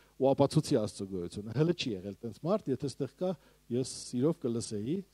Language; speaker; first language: Armenian; native; Armenian